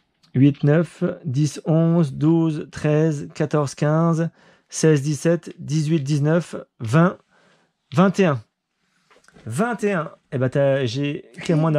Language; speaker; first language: French; native; French